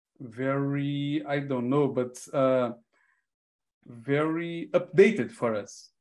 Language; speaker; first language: English; non-native, learner; Portuguese